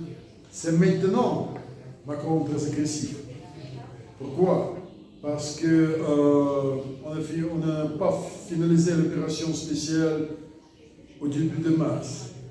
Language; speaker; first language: French; non-native, learner; Russian